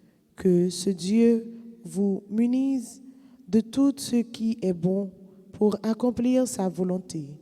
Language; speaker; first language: French; non-native, local second language; Haitian Creole